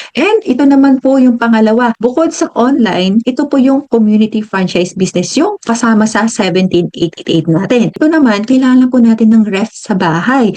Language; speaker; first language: Filipino; non-native, local second language; Hiligaynon